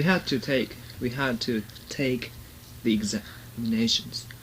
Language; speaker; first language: English; non-native, learner; Japanese